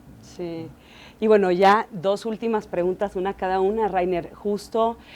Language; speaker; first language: Spanish; native; Spanish